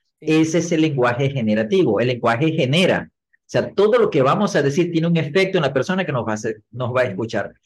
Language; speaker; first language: Spanish; native; Spanish